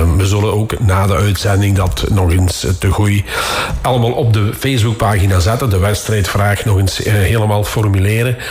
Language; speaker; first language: Dutch; native; Dutch